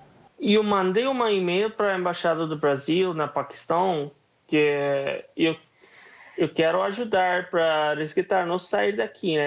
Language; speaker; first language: Portuguese; non-native, learner; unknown